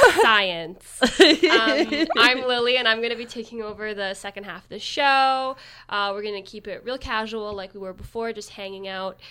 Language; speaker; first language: English; native; English